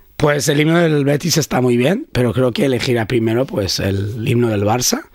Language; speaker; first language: Spanish; non-native, fluent; Persian